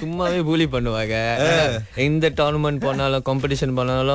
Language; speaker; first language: Tamil; early bilingual, heritage; Tamil